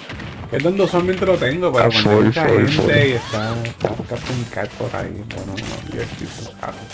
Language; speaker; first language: Spanish; native; Spanish